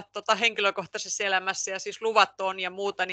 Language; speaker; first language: Finnish; native; Finnish